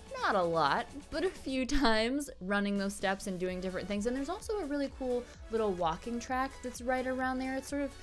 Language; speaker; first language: English; native; English